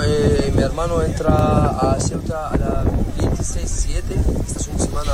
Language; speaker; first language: Spanish; non-native, learner; Arabic